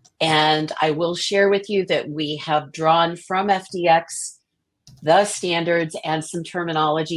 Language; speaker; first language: English; native; English